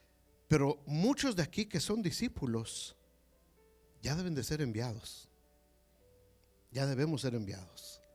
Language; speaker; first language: Spanish; native; Spanish